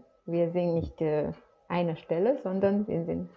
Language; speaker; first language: German; non-native, fluent; Romanian